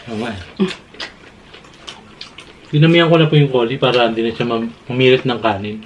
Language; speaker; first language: Filipino; native; Filipino